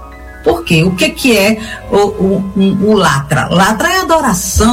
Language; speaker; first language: Portuguese; native; Portuguese